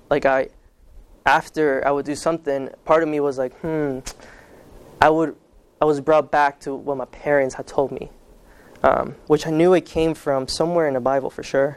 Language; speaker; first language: English; early bilingual, other home language; Spanish